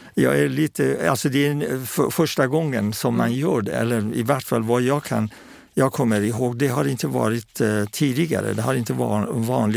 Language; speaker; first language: Swedish; non-native, fluent; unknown